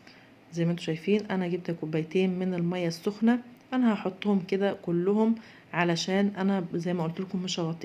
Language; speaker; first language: Arabic; native; Arabic